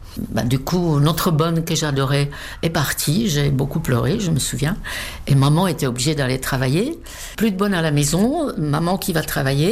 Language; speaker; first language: French; non-native, fluent; Czech